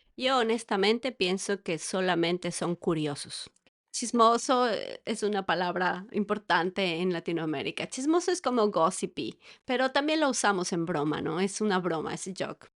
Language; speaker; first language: Spanish; native; Spanish